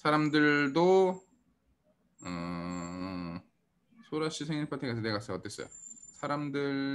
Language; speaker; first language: Korean; early bilingual, heritage; Korean